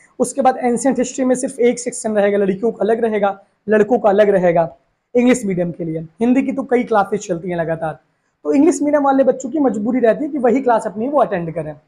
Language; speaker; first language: Hindi; native; Hindi